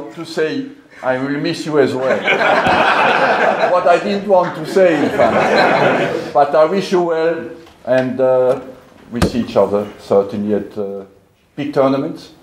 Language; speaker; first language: English; non-native, fluent; French